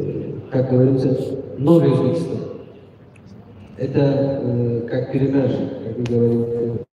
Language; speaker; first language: Russian; non-native, learner; Turkish